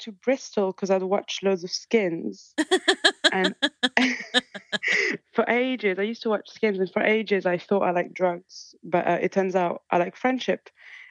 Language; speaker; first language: English; non-native, fluent; French